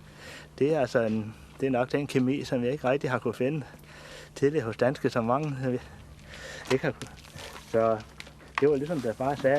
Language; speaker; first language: Danish; native; Danish